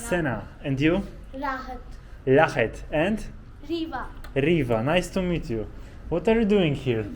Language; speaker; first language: English; non-native, learner; Polish